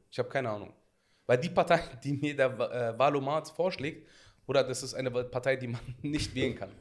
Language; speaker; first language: German; early bilingual, other home language; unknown